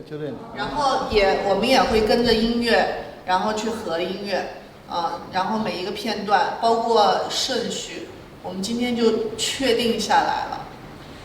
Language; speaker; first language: Chinese; native; Chinese